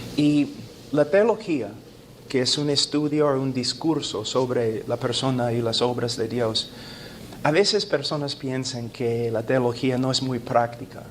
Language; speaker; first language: Spanish; non-native, fluent; English